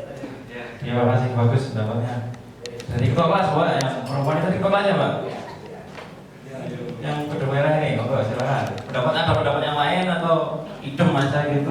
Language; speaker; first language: Indonesian; native; Indonesian